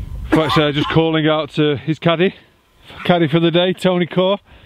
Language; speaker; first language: English; native; English